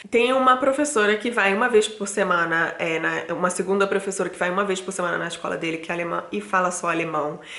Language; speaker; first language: Portuguese; native; Portuguese